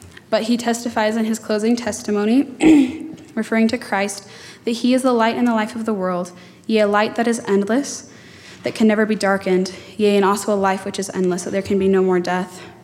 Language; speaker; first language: English; native; English